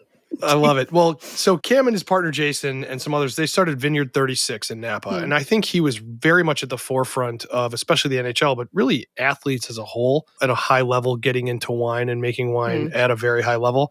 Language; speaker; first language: English; native; English